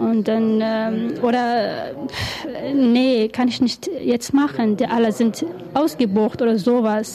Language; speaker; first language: German; non-native, learner; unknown